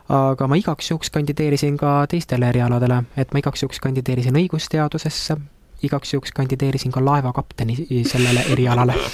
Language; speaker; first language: Estonian; native; Estonian